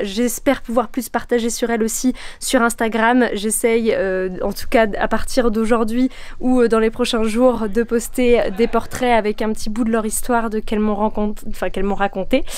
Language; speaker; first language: French; native; French